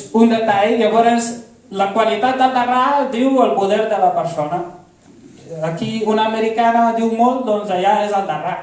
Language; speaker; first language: Catalan; early bilingual, other home language; Arabic